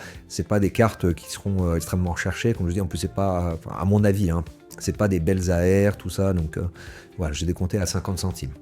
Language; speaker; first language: French; native; French